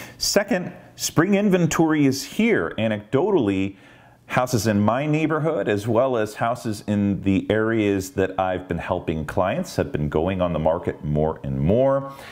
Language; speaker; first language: English; native; English